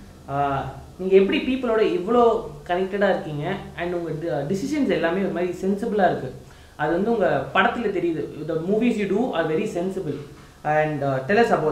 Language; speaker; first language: Tamil; native; Tamil